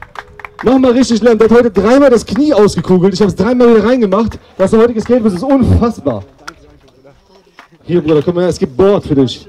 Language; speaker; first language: German; native; German